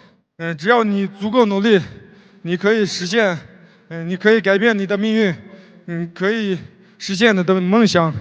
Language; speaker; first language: Chinese; non-native, local second language; Kazakh